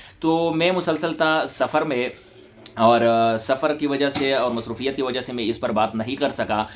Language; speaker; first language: Urdu; non-native, local second language; Pashto